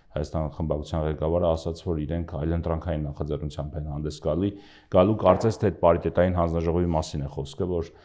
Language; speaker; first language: Armenian; native; Armenian